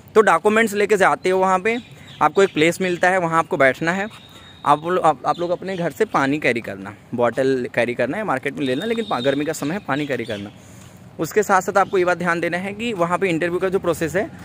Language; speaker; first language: Hindi; native; Hindi